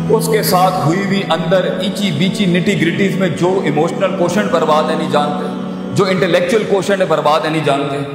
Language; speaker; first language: Urdu; non-native, local second language; Punjabi